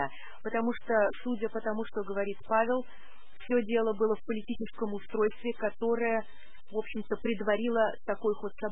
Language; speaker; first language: Russian; native; Russian